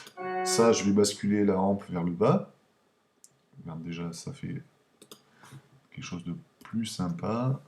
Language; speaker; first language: French; native; French